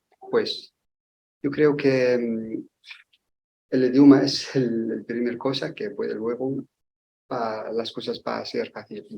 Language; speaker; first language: Spanish; non-native, learner; Arabic